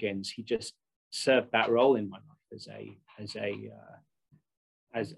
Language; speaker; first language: English; native; English